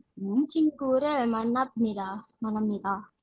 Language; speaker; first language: Korean; non-native, learner; Indonesian